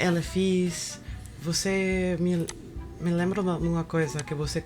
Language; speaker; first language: Portuguese; non-native, learner; Spanish